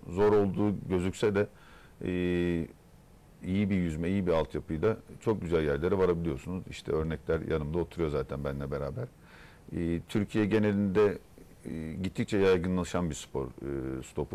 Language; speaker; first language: Turkish; native; Turkish